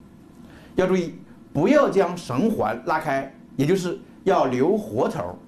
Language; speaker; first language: Chinese; native; Chinese